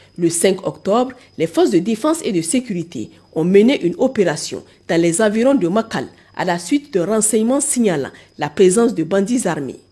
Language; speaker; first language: French; non-native, local second language; Hausa